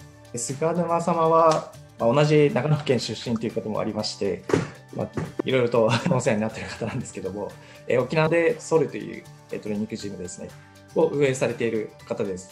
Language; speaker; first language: Japanese; native; Japanese